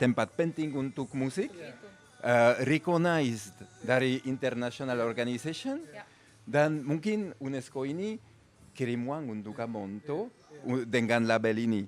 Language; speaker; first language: Indonesian; non-native, fluent; French